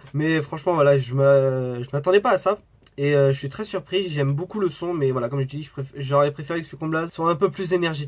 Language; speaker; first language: French; native; French